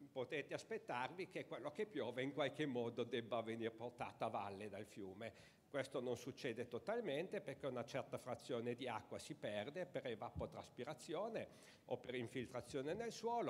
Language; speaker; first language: Italian; native; Italian